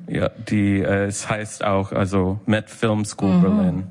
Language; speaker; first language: German; non-native, learner; English